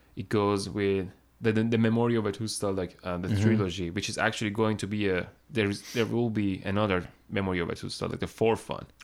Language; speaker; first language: English; non-native, fluent; Persian